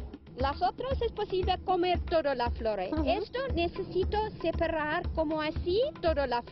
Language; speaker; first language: Spanish; non-native, learner; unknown